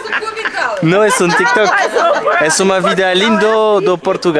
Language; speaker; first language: Portuguese; non-native, learner; French